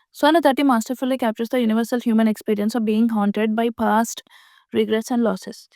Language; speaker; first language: English; non-native, local second language; Telugu